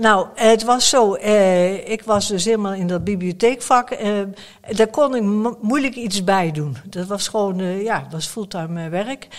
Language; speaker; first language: Dutch; native; Dutch